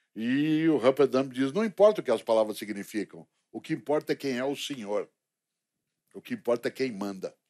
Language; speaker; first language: Portuguese; native; Portuguese